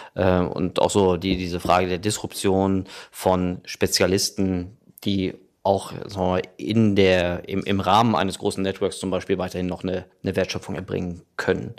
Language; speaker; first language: German; native; German